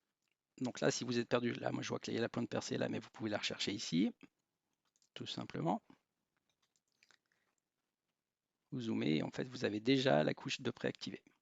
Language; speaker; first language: French; native; French